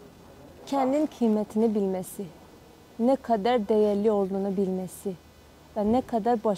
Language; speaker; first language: Turkish; non-native, fluent; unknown